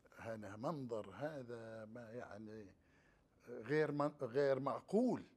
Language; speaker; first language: Arabic; native; Arabic